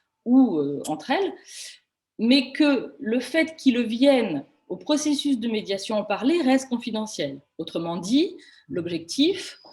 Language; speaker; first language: French; native; French